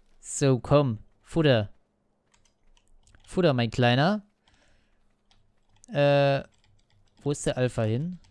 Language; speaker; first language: German; native; German